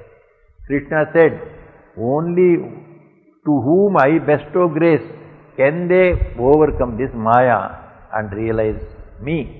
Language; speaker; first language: English; non-native, local second language; Tamil